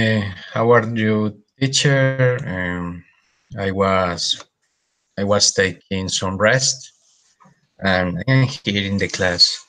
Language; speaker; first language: English; non-native, learner; Spanish